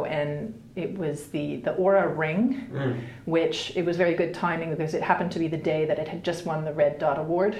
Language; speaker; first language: English; native; English